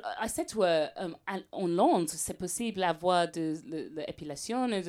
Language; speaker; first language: French; non-native, learner; English